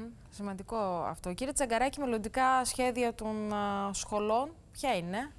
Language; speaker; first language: Greek; native; Greek